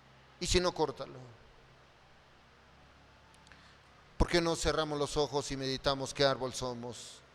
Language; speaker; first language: Spanish; native; Spanish